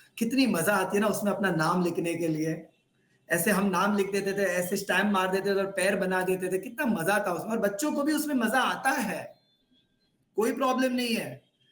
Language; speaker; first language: Hindi; non-native, local second language; Gujarati